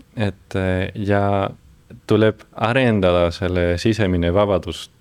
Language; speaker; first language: Estonian; non-native, fluent; Spanish